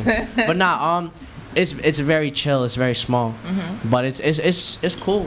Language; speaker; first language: English; native; English